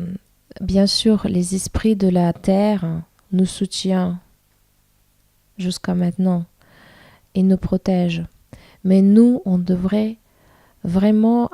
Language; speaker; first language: French; non-native, fluent; Russian